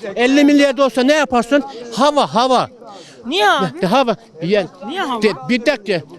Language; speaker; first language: Turkish; native; Turkish